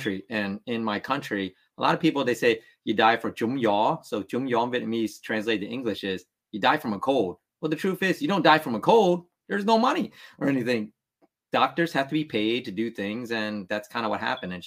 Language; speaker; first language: English; early bilingual, other home language; Vietnamese